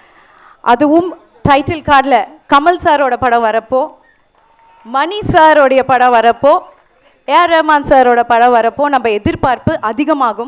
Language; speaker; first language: Tamil; native; Tamil